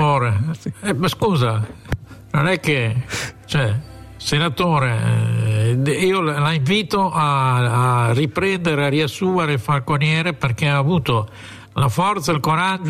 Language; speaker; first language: Italian; native; Italian